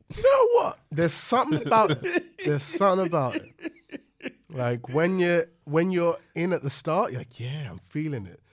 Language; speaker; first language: English; native; English